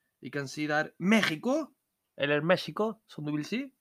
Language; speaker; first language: Norwegian; non-native, learner; Spanish